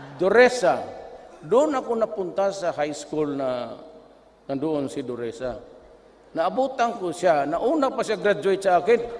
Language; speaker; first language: Filipino; non-native, local second language; Cebuano